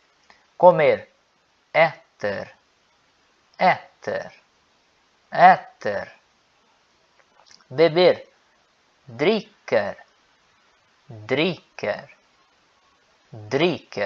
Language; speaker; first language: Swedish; non-native, learner; Portuguese